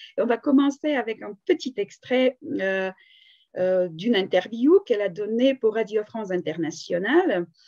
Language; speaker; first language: French; non-native, fluent; Slovak